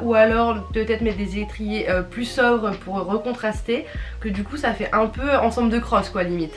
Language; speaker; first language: French; native; French